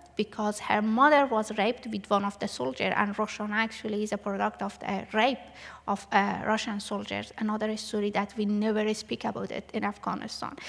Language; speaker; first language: English; non-native, learner; Persian